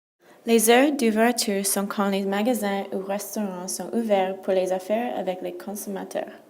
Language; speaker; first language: French; non-native, learner; English